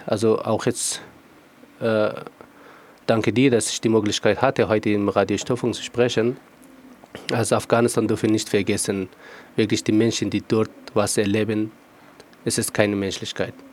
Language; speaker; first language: German; non-native, fluent; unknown